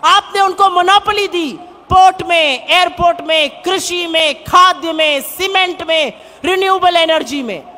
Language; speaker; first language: Hindi; native; Hindi